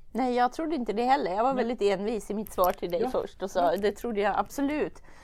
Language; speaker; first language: Swedish; early bilingual, other home language; German